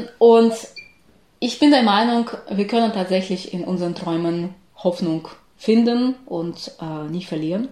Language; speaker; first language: German; non-native, fluent; Ukrainian